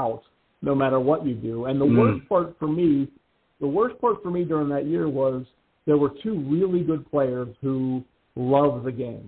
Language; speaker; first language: English; native; English